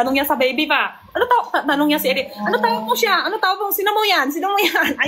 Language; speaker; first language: Filipino; non-native, learner; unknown